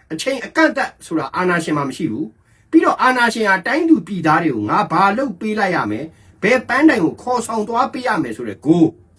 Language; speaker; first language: Burmese; native; Burmese